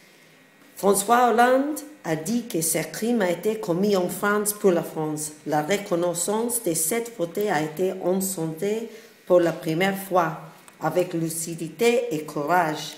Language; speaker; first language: French; non-native, learner; English